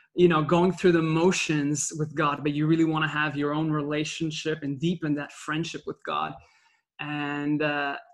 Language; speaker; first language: English; non-native, fluent; French